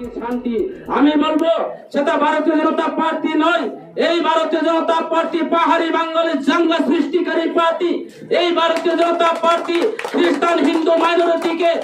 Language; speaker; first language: Bangla; non-native, local second language; Kok Borok